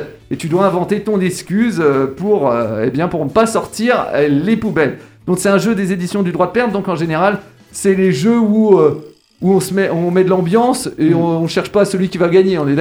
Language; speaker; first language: French; native; French